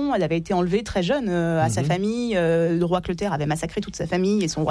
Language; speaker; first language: French; native; French